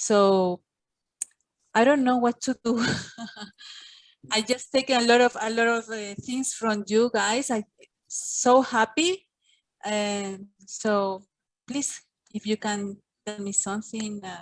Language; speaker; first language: English; non-native, fluent; Spanish